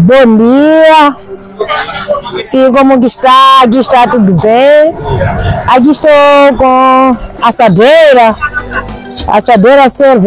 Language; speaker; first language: Portuguese; non-native, local second language; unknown